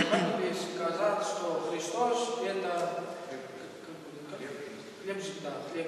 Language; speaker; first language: Russian; non-native, learner; Greek